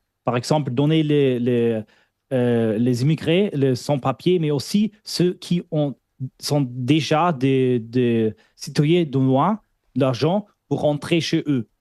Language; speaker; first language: French; non-native, fluent; German